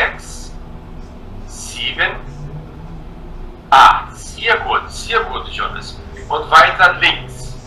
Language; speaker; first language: German; non-native, fluent; Portuguese